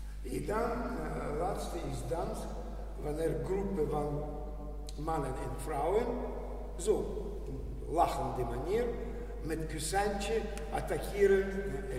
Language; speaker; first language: Dutch; non-native, learner; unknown